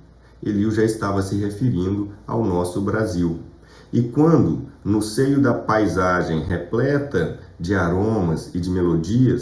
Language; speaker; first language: Portuguese; native; Portuguese